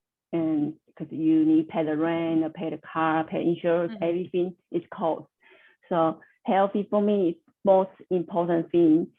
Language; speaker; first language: English; non-native, learner; Chinese